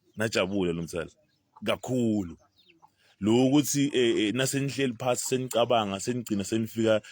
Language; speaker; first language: Zulu; non-native, local second language; Swati